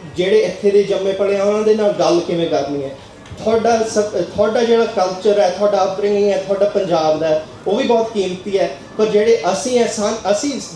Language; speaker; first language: Punjabi; early bilingual, heritage; Punjabi